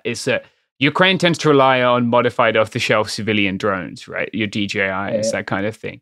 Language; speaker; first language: English; native; English